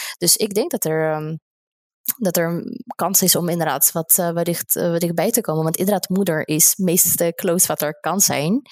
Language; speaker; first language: Dutch; non-native, fluent; Russian